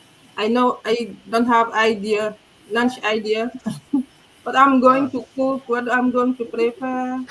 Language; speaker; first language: English; non-native, learner; French